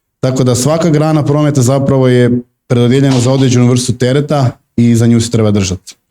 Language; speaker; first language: Bosnian; native; Bosnian